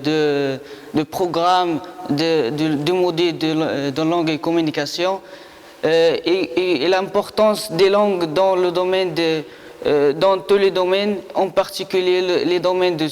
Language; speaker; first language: French; non-native, local second language; Arabic